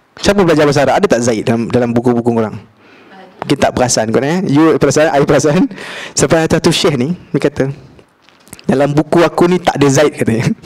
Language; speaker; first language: Malay; native; Malay